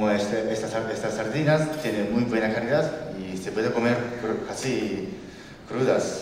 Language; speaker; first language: Spanish; non-native, learner; Japanese